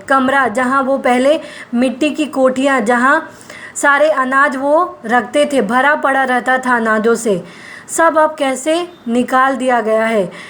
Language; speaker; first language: Hindi; non-native, local second language; Gujarati